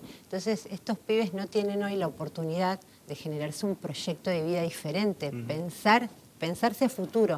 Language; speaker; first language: Spanish; native; Spanish